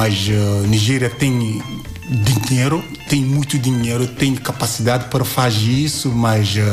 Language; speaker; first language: Portuguese; non-native, learner; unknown